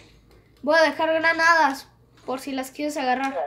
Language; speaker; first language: Spanish; native; Spanish